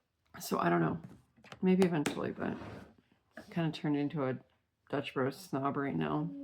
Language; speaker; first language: English; native; English